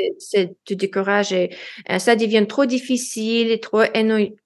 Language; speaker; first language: French; non-native, learner; Russian